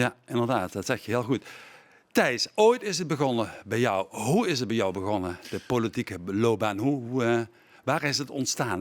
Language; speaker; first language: Dutch; native; Dutch